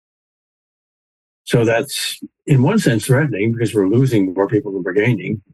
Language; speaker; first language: English; native; English